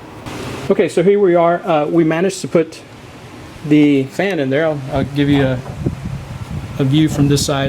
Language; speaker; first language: English; native; English